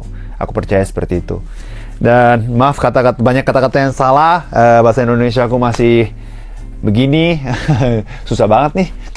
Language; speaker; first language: Indonesian; non-native, fluent; Japanese